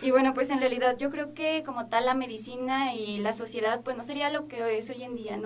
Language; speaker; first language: Spanish; native; Spanish